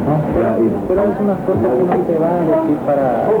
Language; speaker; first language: Spanish; non-native, learner; Portuguese